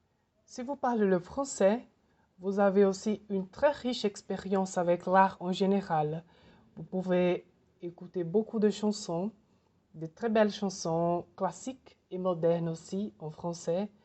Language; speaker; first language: French; non-native, fluent; Portuguese